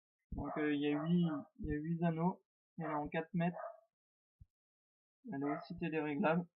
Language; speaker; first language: French; native; French